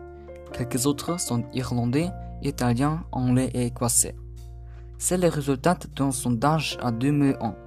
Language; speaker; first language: French; non-native, learner; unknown